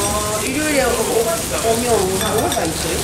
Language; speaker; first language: Korean; non-native, learner; Japanese